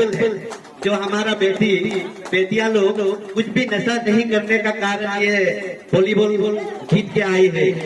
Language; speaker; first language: Hindi; non-native, local second language; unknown